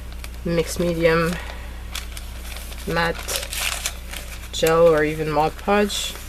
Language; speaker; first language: English; native; English